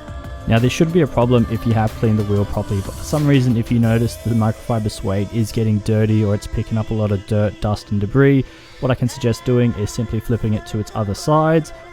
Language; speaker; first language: English; native; English